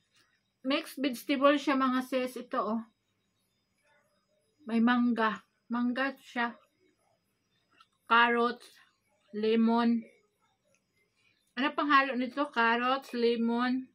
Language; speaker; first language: Filipino; non-native, local second language; Cebuano